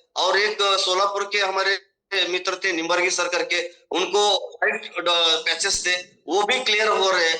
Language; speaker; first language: Hindi; non-native, local second language; Marathi